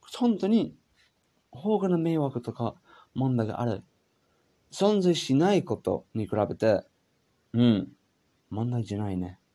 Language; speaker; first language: Japanese; non-native, learner; English